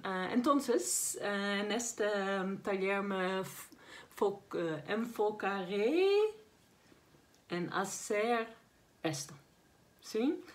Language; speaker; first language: Spanish; non-native, learner; Dutch